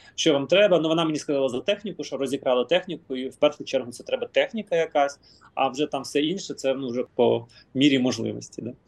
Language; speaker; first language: Ukrainian; non-native, local second language; Russian